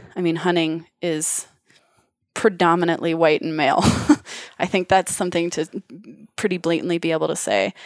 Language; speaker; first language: English; native; English